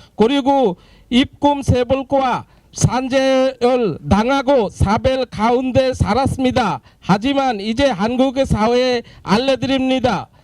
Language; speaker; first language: Korean; non-native, learner; Bangla